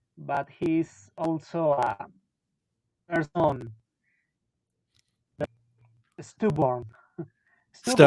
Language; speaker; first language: English; non-native, learner; Spanish